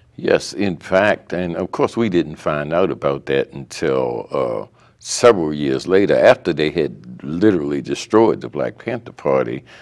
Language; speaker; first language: English; native; English